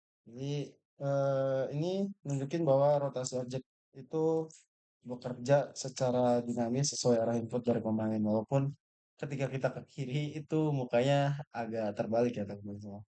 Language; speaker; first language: Indonesian; native; Indonesian